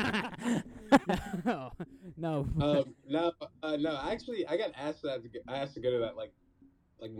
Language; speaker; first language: English; native; English